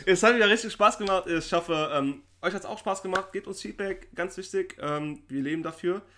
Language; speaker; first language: German; early bilingual, other home language; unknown